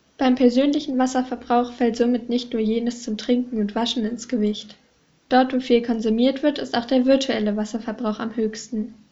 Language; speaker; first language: German; native; German